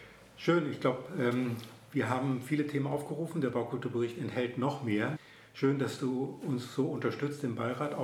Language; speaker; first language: German; native; German